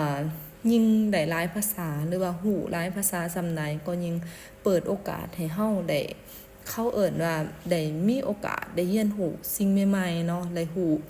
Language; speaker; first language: Thai; non-native, local second language; Lao